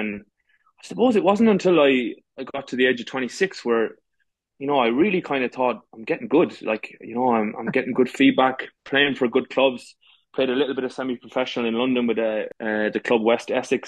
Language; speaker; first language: English; native; English